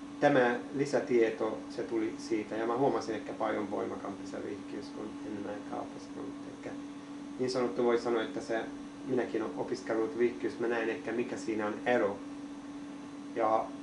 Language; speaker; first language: Finnish; non-native, learner; Hungarian